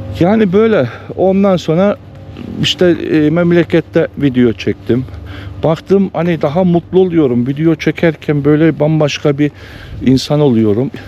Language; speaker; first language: Turkish; early bilingual, heritage; Turkish